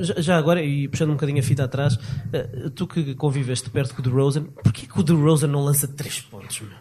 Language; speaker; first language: Portuguese; native; Portuguese